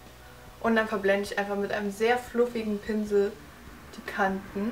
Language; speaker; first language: German; native; German